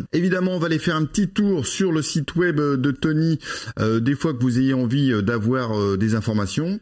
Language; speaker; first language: French; native; French